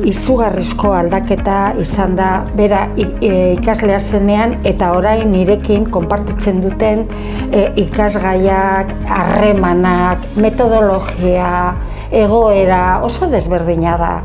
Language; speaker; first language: Basque; non-native, local second language; Spanish